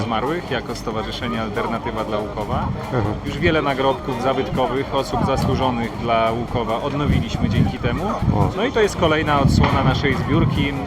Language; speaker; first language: Polish; native; Polish